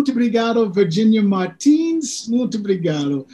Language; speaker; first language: Portuguese; non-native, learner; English